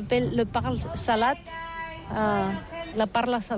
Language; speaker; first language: French; non-native, learner; Catalan